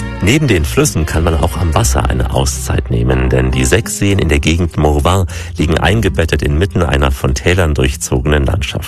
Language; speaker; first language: German; native; German